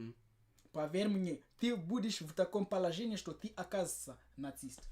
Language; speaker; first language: Russian; non-native, fluent; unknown